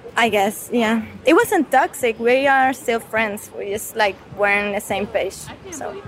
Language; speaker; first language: English; non-native, fluent; Spanish